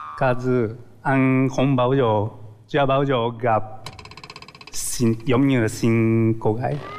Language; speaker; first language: Vietnamese; non-native, learner; Japanese